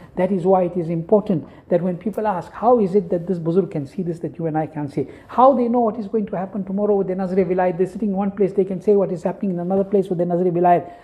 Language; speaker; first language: English; native; English